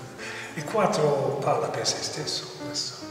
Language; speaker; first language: Italian; non-native, fluent; German